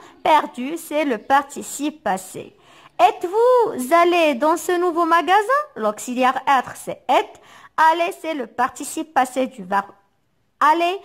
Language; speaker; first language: French; non-native, local second language; Arabic